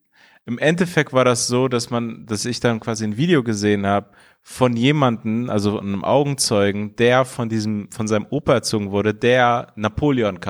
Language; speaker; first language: German; early bilingual, other home language; Persian